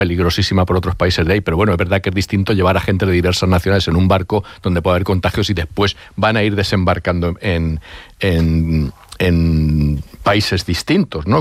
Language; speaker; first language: Spanish; native; Spanish